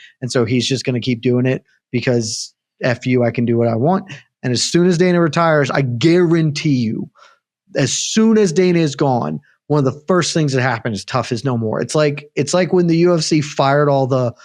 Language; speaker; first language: English; native; English